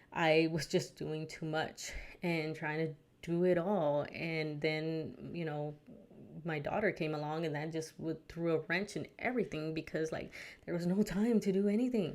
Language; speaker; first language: English; early bilingual, other home language; Spanish